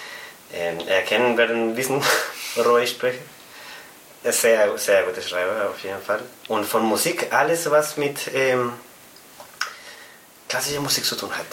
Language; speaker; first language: German; non-native, fluent; Spanish